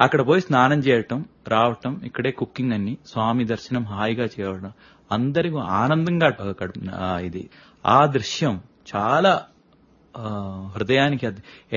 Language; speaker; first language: Telugu; non-native, local second language; Malayalam